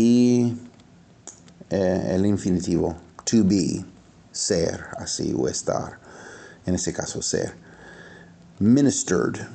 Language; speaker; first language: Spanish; non-native, fluent; English